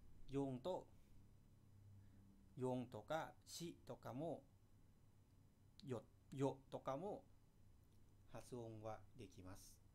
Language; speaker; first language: Japanese; non-native, fluent; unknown